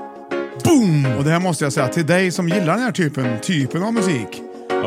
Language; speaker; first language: Swedish; native; Swedish